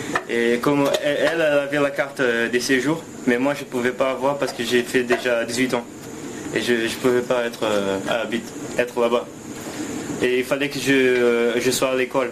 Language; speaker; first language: French; non-native, fluent; Portuguese